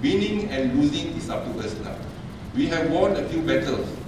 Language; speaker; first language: English; non-native, local second language; Malay